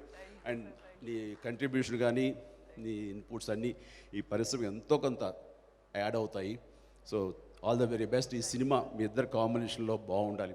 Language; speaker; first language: Telugu; native; Telugu